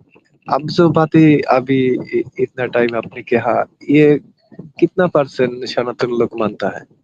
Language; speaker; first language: Hindi; non-native, learner; Bangla